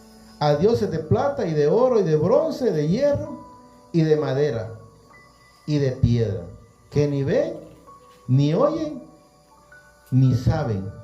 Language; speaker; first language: Spanish; native; Spanish